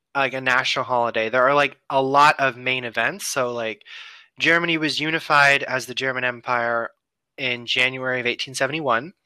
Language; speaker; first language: English; native; English